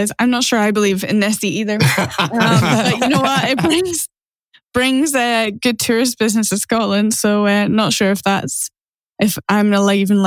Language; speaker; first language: English; native; English